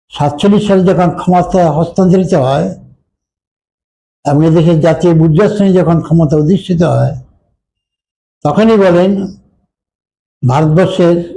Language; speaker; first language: Bangla; native; Bangla